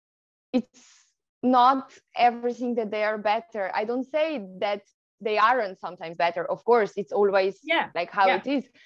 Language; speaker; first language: English; non-native, fluent; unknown